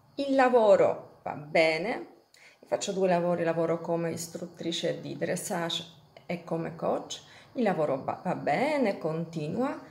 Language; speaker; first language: Italian; non-native, fluent; Polish